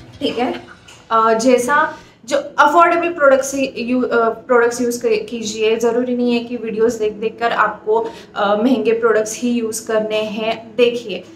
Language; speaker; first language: Hindi; non-native, local second language; Marathi